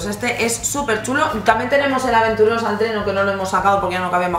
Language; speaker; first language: Spanish; native; Spanish